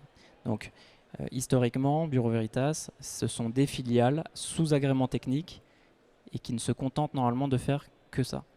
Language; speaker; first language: French; native; French